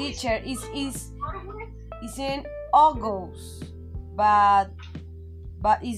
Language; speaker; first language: English; non-native, learner; Spanish